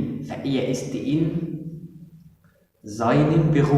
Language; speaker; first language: German; non-native, fluent; Arabic